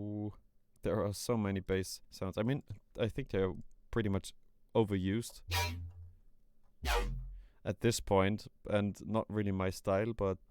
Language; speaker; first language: English; non-native, fluent; German